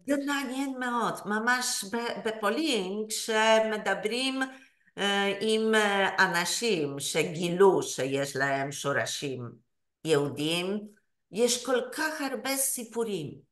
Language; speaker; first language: Hebrew; non-native, learner; Polish